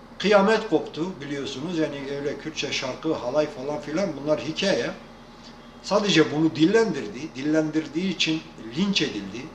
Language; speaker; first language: Turkish; non-native, local second language; Kurdish